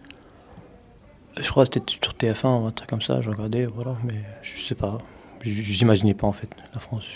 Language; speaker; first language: French; early bilingual, other home language; Arabic